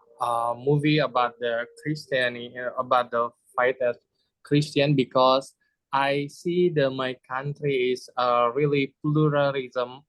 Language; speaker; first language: English; non-native, learner; Indonesian